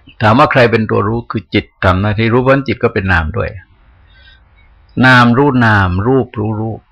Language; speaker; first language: Thai; native; Thai